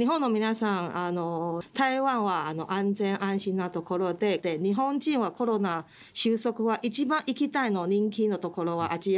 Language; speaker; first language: Japanese; non-native, fluent; Chinese